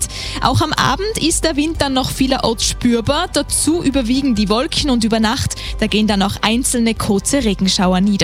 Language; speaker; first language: German; native; German